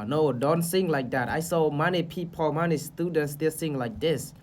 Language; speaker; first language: English; non-native, learner; Khmer